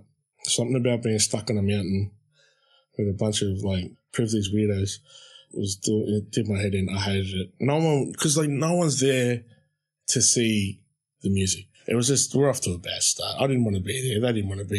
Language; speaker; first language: English; native; English